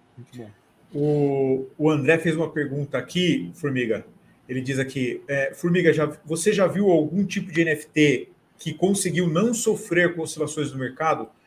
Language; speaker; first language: Portuguese; native; Portuguese